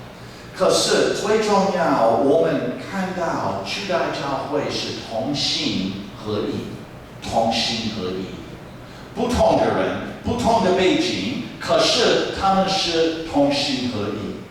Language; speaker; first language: Chinese; non-native, fluent; English